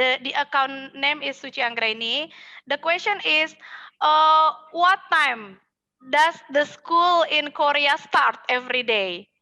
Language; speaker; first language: English; non-native, fluent; Indonesian